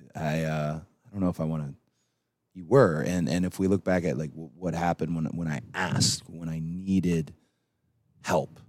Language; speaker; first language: English; native; English